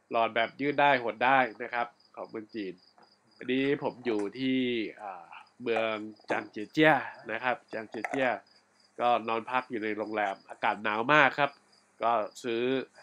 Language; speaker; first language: Thai; native; Thai